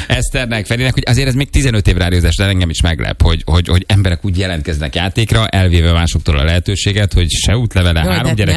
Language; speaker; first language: Hungarian; native; Hungarian